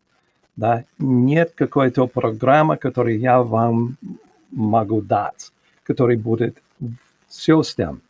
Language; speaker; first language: Russian; non-native, learner; English